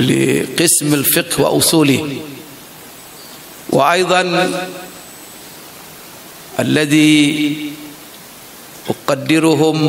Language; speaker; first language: Arabic; non-native, fluent; Indonesian